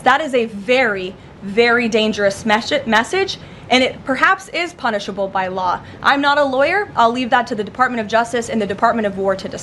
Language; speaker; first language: English; native; English